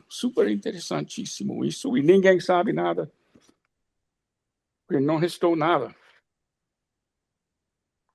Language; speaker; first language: Portuguese; non-native, fluent; English